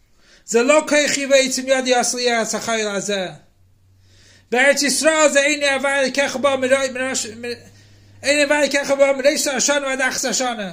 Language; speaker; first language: Hebrew; non-native, fluent; English